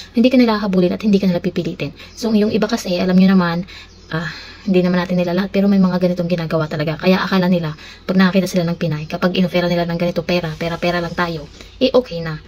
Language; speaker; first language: Filipino; native; Filipino